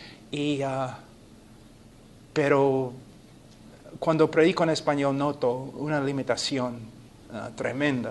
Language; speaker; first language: Spanish; non-native, fluent; English